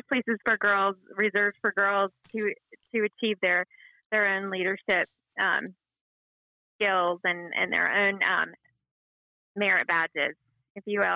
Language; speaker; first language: English; native; English